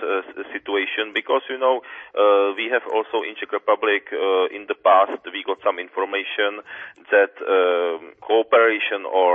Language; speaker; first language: English; non-native, fluent; Czech